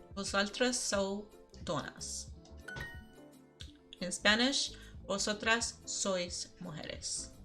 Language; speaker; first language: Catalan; non-native, learner; English